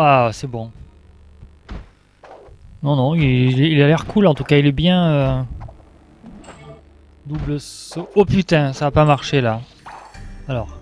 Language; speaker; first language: French; native; French